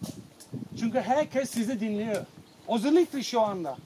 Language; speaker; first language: Turkish; non-native, fluent; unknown